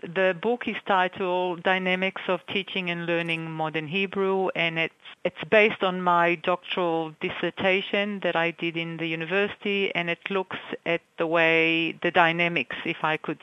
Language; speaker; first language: English; non-native, fluent; Hebrew